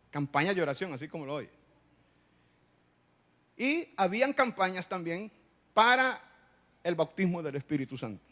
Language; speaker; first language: Spanish; native; Spanish